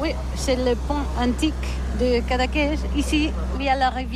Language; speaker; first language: French; non-native, learner; Catalan